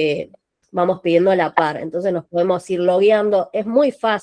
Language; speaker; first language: Spanish; native; Spanish